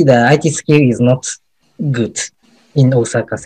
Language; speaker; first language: English; non-native, learner; Japanese